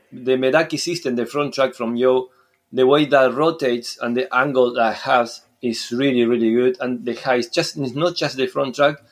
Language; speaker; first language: English; non-native, fluent; Spanish